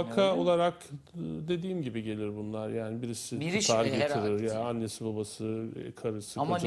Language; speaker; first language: Turkish; native; Turkish